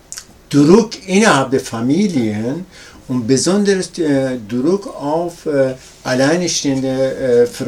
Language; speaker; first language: German; non-native, learner; Persian